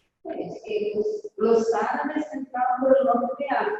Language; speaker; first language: Spanish; non-native, fluent; Portuguese